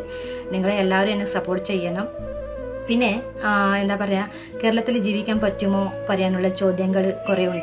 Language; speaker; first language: Malayalam; non-native, local second language; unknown